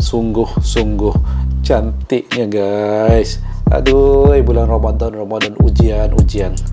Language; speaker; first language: Indonesian; non-native, local second language; Malay